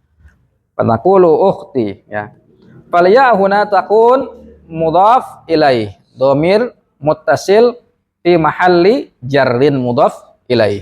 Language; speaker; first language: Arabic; non-native, fluent; Indonesian